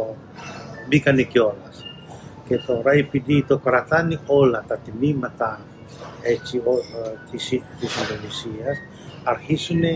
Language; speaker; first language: Greek; non-native, learner; Indonesian